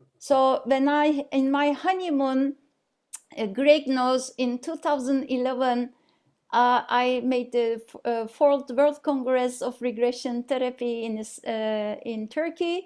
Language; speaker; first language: English; non-native, fluent; Turkish